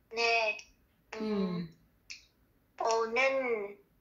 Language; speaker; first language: Korean; non-native, learner; Vietnamese